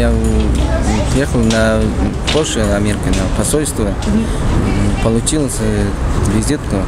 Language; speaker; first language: Russian; non-native, local second language; Kyrgyz